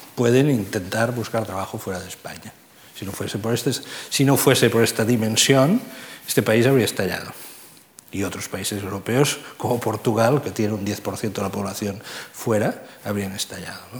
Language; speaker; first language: Spanish; non-native, local second language; Catalan